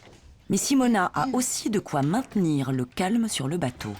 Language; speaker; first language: French; native; French